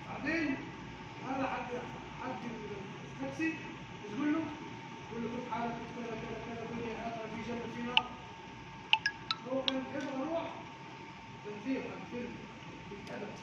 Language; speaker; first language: Arabic; non-native, learner; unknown